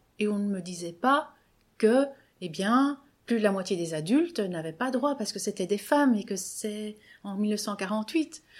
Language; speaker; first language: French; native; French